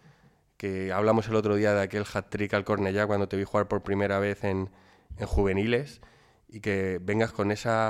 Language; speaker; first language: Spanish; native; Spanish